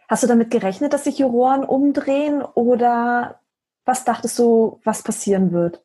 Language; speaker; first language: German; native; German